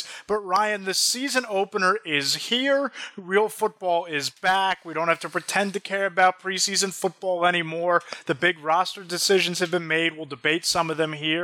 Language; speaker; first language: English; native; English